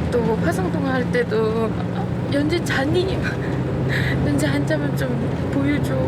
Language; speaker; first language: Korean; non-native, fluent; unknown